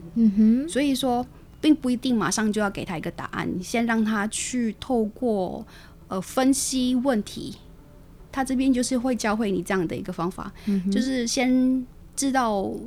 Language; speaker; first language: Chinese; native; Chinese